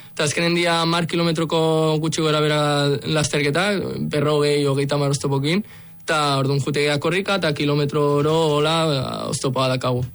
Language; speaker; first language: Basque; native; Basque